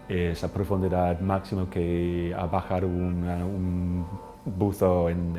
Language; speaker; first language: Spanish; non-native, fluent; English